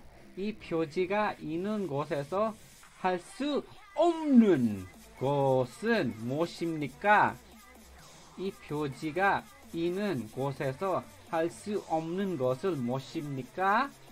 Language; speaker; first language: Korean; non-native, fluent; Filipino